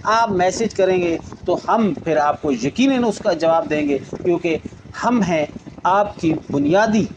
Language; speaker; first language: Urdu; native; Urdu